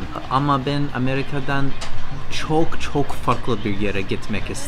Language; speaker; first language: Turkish; non-native, learner; English